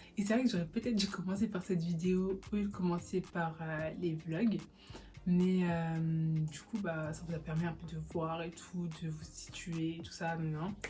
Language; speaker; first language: French; early bilingual, other home language; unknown